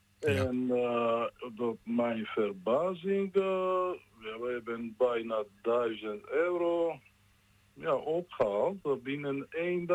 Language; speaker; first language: Dutch; non-native, learner; Georgian